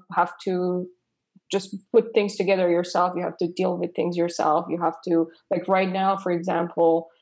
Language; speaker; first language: English; non-native, fluent; Persian